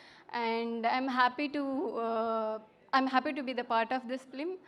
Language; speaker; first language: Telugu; non-native, learner; Tamil